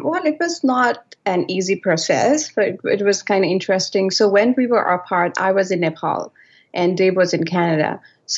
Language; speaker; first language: English; non-native, local second language; Nepali